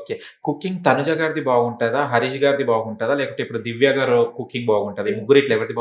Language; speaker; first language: Telugu; native; Telugu